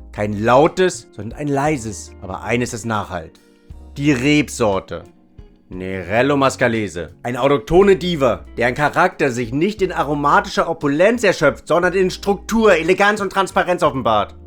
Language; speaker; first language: German; native; German